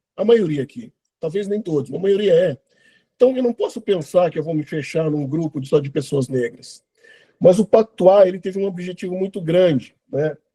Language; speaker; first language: Portuguese; non-native, local second language; Kabuverdianu